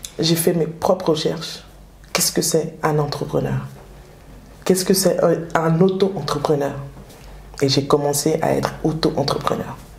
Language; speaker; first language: French; early bilingual, other home language; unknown